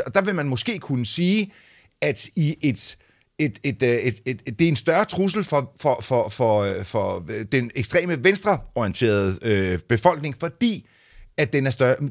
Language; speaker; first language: Danish; native; Danish